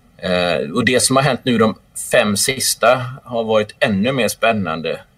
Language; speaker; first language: Swedish; native; Swedish